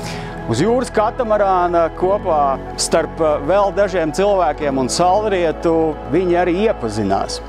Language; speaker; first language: Latvian; native; Latvian